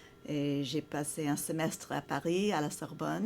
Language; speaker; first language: French; non-native, fluent; English